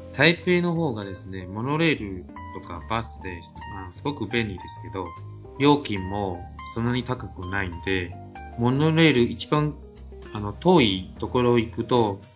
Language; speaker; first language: Japanese; non-native, fluent; Chinese